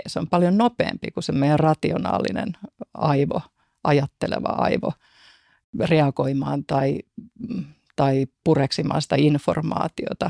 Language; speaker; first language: Finnish; native; Finnish